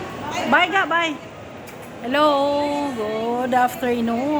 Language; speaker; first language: English; non-native, local second language; Cebuano